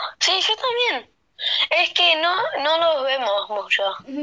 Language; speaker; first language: Spanish; early bilingual, heritage; Spanish